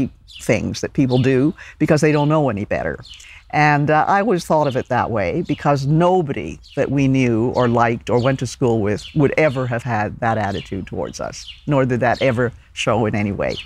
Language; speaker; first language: English; native; English